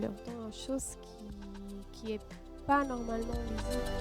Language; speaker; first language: French; non-native, fluent; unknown